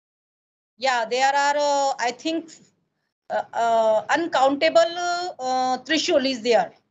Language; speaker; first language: English; non-native, learner; Hindi